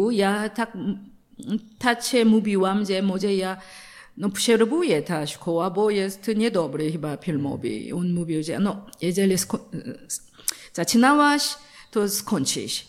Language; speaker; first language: Polish; non-native, learner; Korean